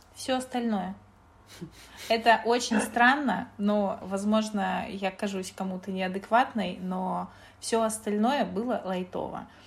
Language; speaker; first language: Russian; native; Russian